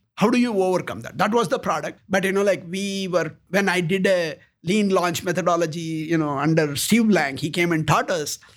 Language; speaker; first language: English; non-native, local second language; Kannada